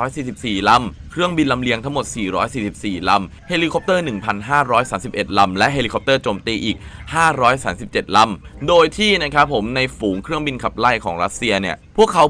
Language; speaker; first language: Thai; native; Thai